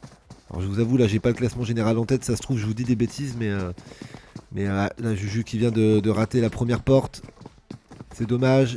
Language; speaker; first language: French; native; French